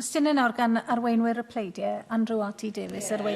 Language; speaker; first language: Welsh; native; Welsh